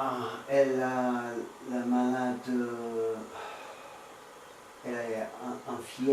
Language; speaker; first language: French; non-native, learner; English